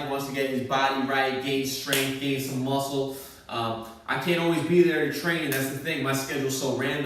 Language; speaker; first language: English; native; English